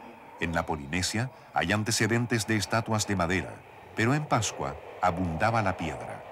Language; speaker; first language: Spanish; native; Spanish